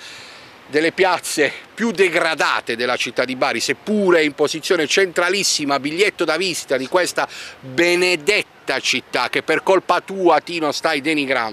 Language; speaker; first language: Italian; native; Italian